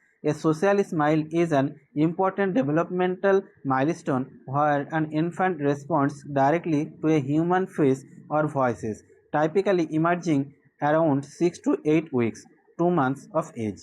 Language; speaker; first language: English; non-native, local second language; Bangla